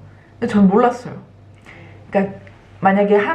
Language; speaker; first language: Korean; native; Korean